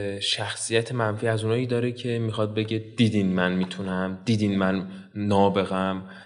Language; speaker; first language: Persian; native; Persian